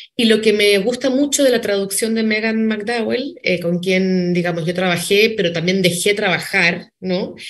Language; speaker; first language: Spanish; native; Spanish